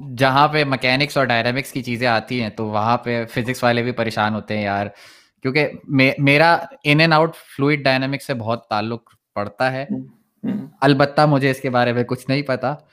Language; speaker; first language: Urdu; native; Urdu